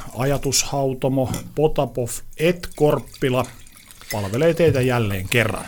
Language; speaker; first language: Finnish; native; Finnish